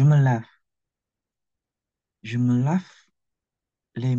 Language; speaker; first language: French; non-native, fluent; Indonesian